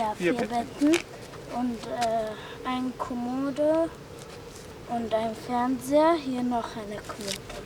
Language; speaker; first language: German; early bilingual, other home language; Arabic